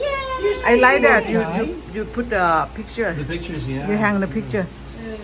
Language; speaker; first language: English; non-native, learner; Thai